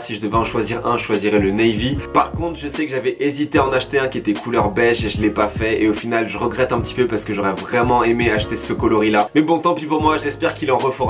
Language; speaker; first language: French; native; French